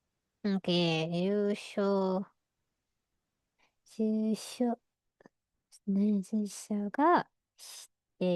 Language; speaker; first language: Japanese; non-native, fluent; Indonesian